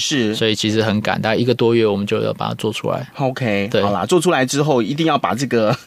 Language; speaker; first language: Chinese; native; Chinese